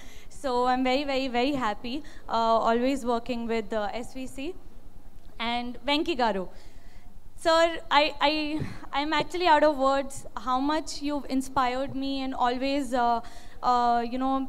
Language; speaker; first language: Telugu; non-native, learner; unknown